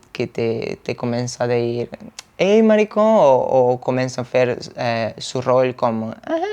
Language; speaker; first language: Catalan; non-native, fluent; Portuguese